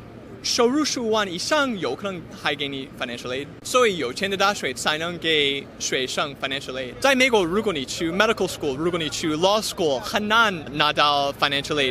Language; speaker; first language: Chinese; non-native, fluent; English